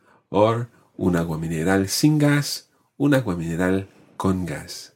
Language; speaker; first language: Spanish; non-native, fluent; English